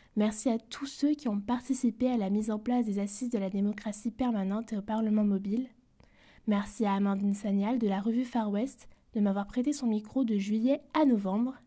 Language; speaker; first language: French; native; French